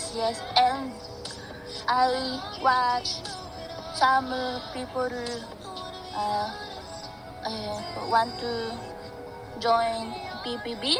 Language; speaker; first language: English; non-native, learner; Filipino